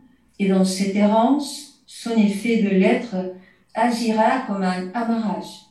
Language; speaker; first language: French; native; French